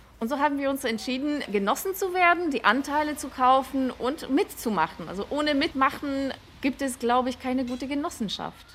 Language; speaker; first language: German; non-native, fluent; Polish